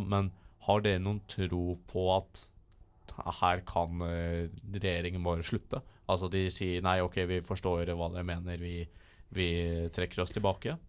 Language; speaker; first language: Norwegian; native; Norwegian